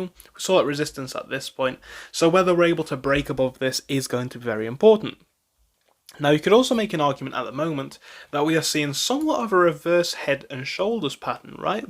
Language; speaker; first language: English; native; English